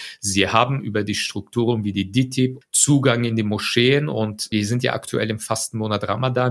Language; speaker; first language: German; early bilingual, other home language; Turkish